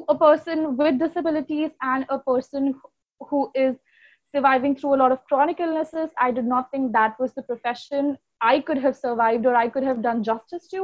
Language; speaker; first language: English; non-native, local second language; Hindi